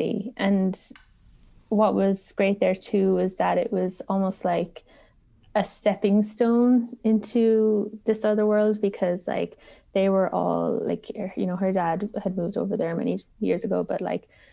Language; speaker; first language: English; native; English